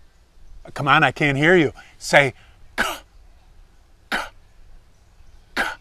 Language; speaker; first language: English; native; English